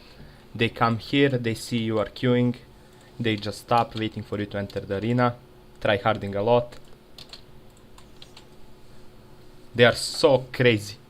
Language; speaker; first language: English; non-native, fluent; Serbian